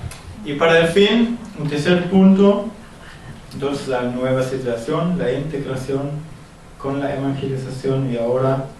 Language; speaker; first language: Spanish; non-native, fluent; German